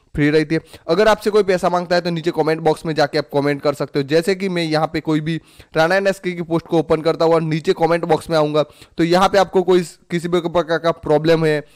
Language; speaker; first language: Hindi; non-native, local second language; Gujarati